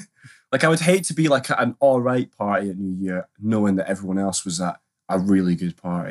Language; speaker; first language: English; native; English